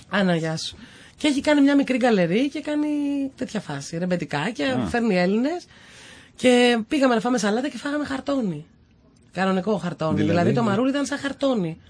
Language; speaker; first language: Greek; non-native, local second language; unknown